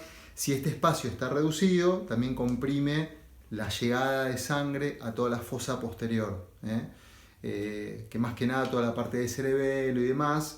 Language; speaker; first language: Spanish; native; Spanish